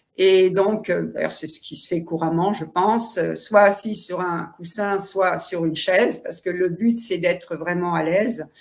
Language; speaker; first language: French; native; French